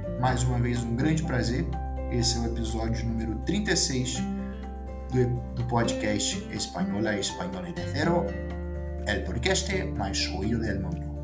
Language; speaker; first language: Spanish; non-native, fluent; Portuguese